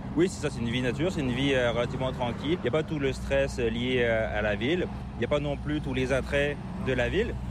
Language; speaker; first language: French; native; French